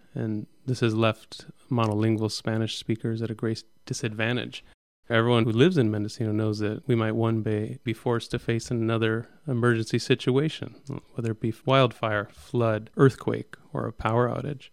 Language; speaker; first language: English; native; English